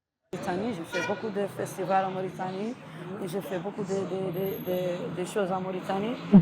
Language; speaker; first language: French; non-native, learner; Arabic